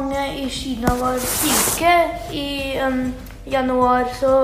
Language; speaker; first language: Norwegian; early bilingual, heritage; Norwegian